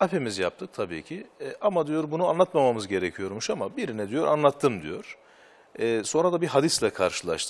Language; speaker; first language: Turkish; native; Turkish